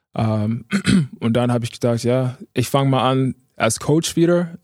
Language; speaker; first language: German; non-native, fluent; English